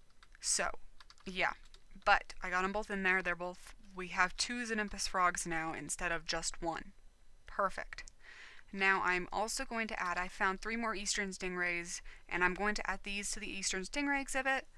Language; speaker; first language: English; native; English